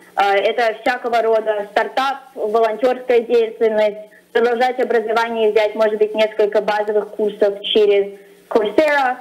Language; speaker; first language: Russian; early bilingual, other home language; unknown